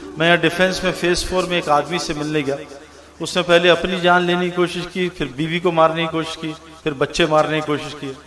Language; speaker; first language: Urdu; native; Urdu